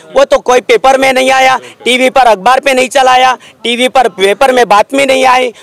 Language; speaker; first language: Hindi; non-native, local second language; Marathi